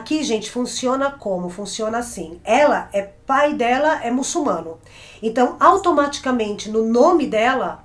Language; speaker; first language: Portuguese; native; Portuguese